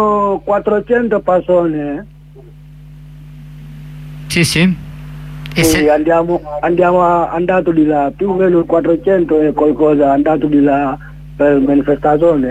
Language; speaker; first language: Italian; non-native, learner; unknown